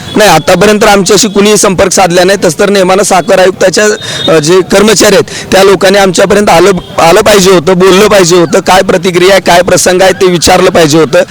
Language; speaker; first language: Marathi; native; Marathi